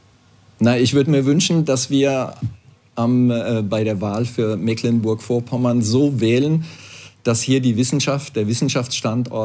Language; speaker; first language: German; native; German